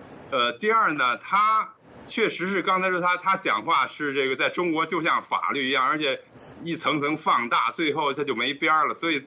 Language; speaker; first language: Chinese; native; Chinese